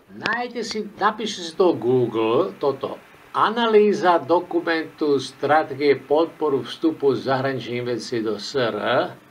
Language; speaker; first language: Slovak; native; Slovak